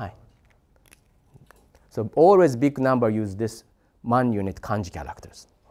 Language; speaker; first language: English; non-native, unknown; Japanese